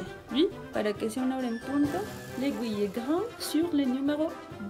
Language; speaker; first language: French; non-native, fluent; Spanish